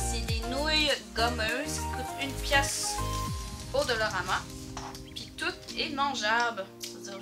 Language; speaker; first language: French; native; French